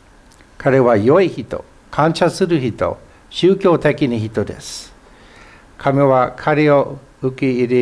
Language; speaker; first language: Japanese; non-native, fluent; English